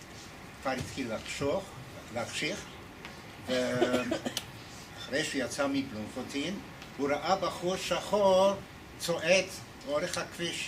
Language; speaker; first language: Hebrew; non-native, fluent; English